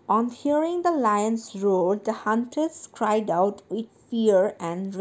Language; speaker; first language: English; non-native, local second language; Assamese